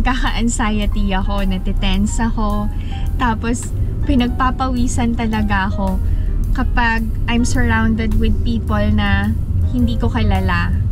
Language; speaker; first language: Filipino; native; Filipino